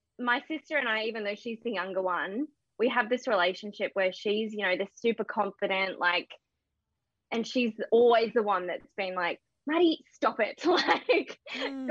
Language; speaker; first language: English; native; English